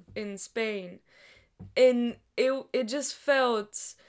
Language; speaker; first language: English; non-native, fluent; Bulgarian